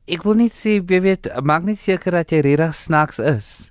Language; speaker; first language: Afrikaans; early bilingual, heritage; Afrikaans